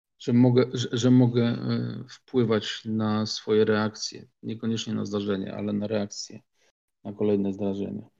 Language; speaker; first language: Polish; native; Polish